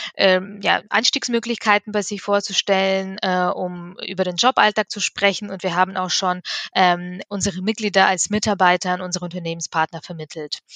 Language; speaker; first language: German; early bilingual, other home language; Russian